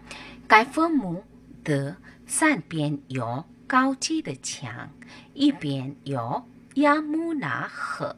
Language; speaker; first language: Chinese; non-native, learner; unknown